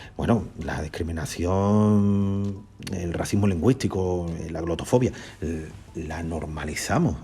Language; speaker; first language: Spanish; native; Spanish